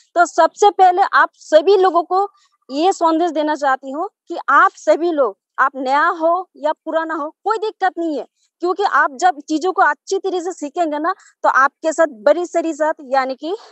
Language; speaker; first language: Hindi; non-native, local second language; Bangla